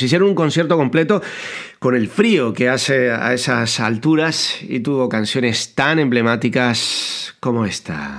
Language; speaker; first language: Spanish; native; Spanish